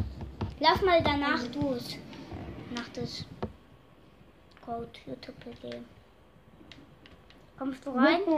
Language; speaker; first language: German; native; German